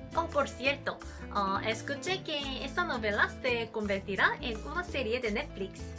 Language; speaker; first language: Spanish; non-native, learner; Korean